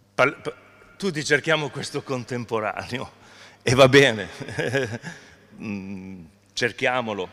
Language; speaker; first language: Italian; native; Italian